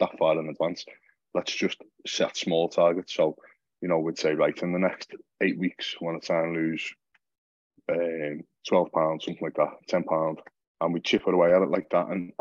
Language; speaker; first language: English; native; English